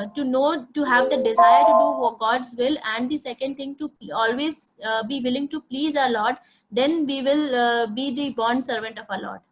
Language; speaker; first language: English; non-native, local second language; Hindi